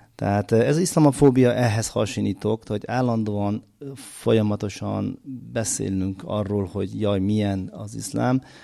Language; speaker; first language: Hungarian; non-native, fluent; Uzbek